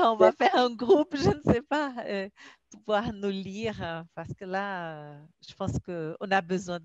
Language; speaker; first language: French; non-native, fluent; Portuguese